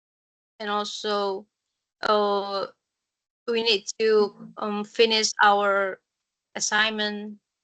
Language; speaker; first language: English; non-native, learner; Indonesian